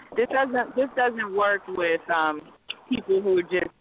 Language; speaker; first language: English; native; English